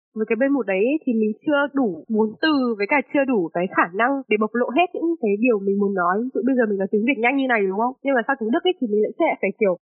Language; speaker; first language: Vietnamese; native; Vietnamese